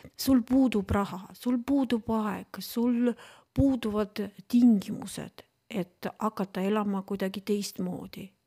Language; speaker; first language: Estonian; non-native, local second language; Russian